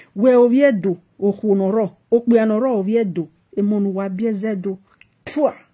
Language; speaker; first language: Nigerian Pidgin; native; Nigerian Pidgin